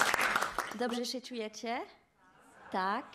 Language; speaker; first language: Polish; non-native, learner; French